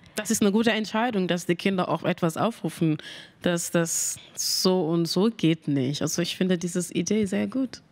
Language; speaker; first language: German; non-native, learner; Mandingo